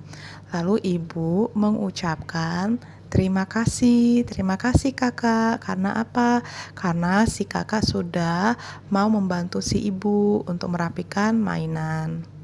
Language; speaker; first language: Indonesian; native; Indonesian